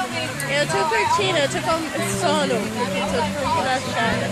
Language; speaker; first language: Portuguese; non-native, fluent; English